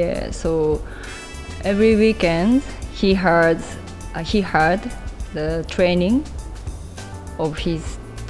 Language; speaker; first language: English; non-native, learner; Japanese